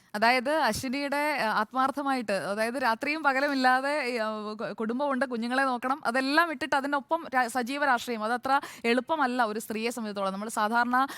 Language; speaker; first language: Malayalam; native; Malayalam